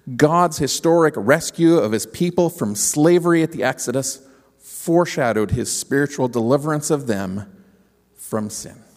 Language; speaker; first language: English; native; English